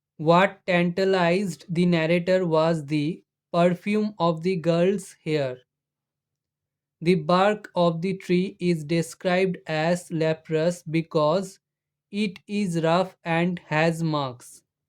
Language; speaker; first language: English; non-native, local second language; Bangla